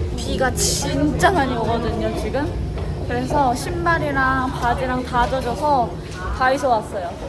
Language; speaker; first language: Korean; native; Korean